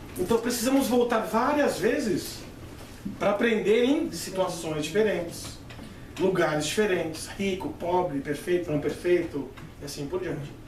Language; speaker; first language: Portuguese; native; Portuguese